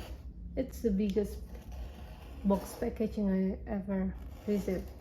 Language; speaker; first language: English; non-native, learner; Indonesian